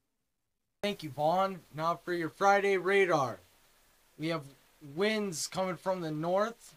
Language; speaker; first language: English; native; English